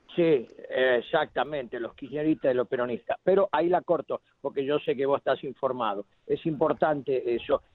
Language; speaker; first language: Spanish; native; Spanish